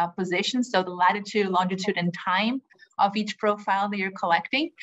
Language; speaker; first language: English; non-native, fluent; Portuguese